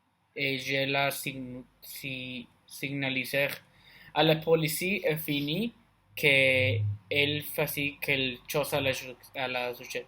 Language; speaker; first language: French; non-native, learner; Spanish